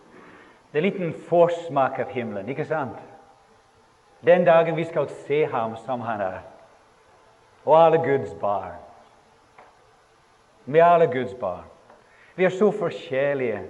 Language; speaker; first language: Norwegian; non-native, fluent; English